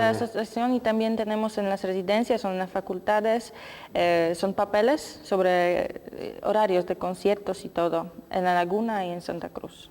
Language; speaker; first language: Spanish; non-native, learner; Polish